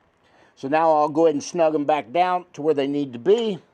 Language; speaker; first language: English; native; English